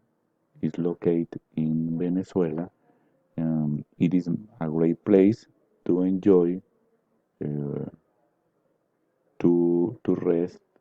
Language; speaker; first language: English; non-native, learner; Spanish